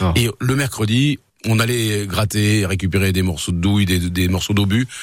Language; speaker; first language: French; native; French